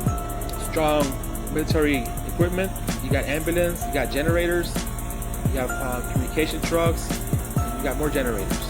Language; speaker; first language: English; native; English